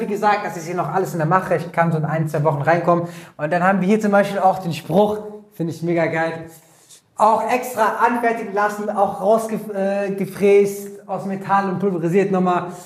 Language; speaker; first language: German; native; German